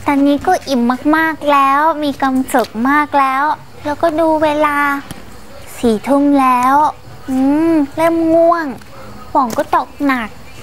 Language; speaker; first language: Thai; non-native, fluent; Japanese